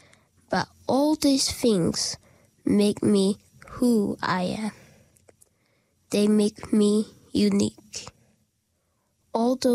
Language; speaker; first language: English; native; English